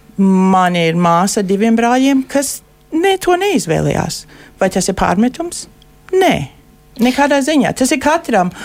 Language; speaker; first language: Latvian; early bilingual, heritage; Latvian